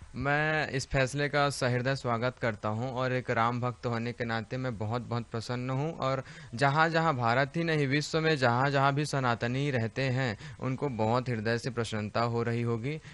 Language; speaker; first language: Hindi; native; Hindi